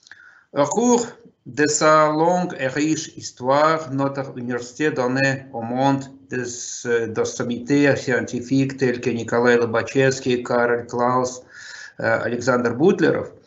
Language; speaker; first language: French; non-native, fluent; Russian